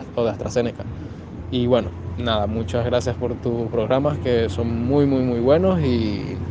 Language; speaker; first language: Spanish; native; Spanish